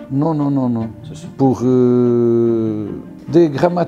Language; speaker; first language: French; non-native, learner; Portuguese